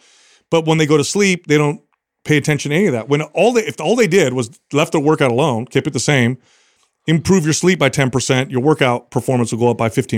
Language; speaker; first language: English; native; English